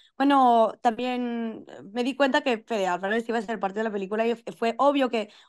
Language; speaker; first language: Spanish; early bilingual, heritage; Spanish